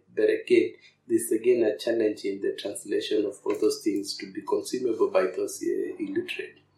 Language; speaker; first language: English; non-native, local second language; Masai